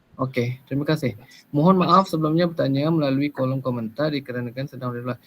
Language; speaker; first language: Malay; native; Malay